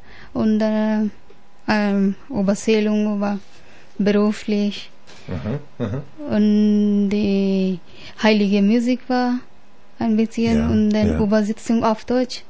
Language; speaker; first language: German; non-native, learner; Punjabi